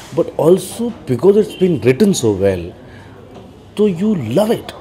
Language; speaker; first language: Hindi; native; Hindi